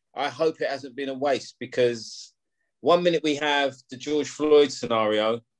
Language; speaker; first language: English; native; English